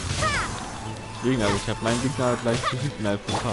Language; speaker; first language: German; native; German